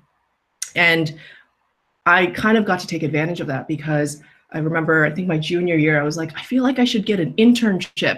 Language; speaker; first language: English; native; English